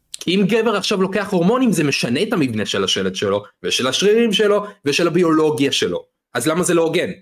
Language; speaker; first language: Hebrew; native; Hebrew